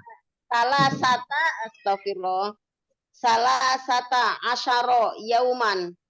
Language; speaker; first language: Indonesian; native; Indonesian